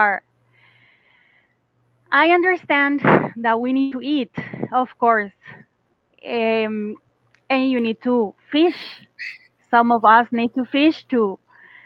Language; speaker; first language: English; non-native, fluent; Spanish